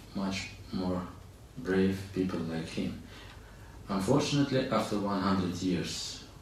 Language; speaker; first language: English; non-native, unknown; Azerbaijani